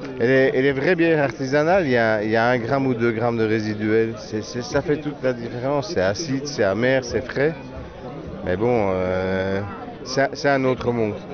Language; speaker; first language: French; native; French